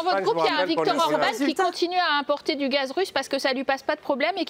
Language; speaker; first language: French; native; French